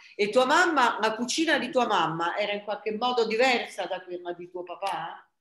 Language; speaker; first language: Italian; native; Italian